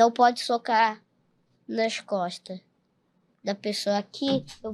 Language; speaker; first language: Portuguese; early bilingual, heritage; Portuguese